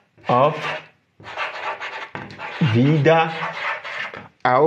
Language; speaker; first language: German; non-native, fluent; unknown